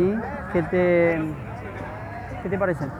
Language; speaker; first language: Spanish; native; Spanish